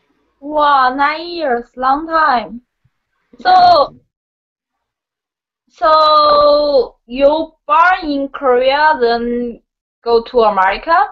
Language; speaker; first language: English; non-native, learner; Chinese